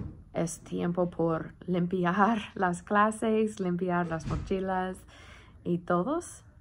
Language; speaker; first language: Spanish; non-native, learner; English